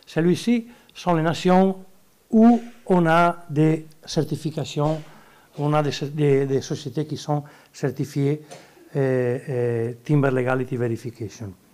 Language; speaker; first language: French; non-native, learner; Italian